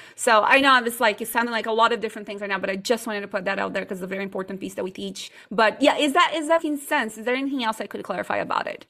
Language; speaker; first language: English; non-native, fluent; Portuguese